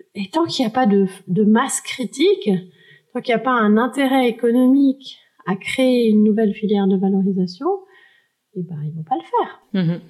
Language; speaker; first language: French; early bilingual, heritage; French